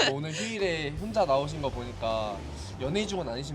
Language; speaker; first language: Korean; native; Korean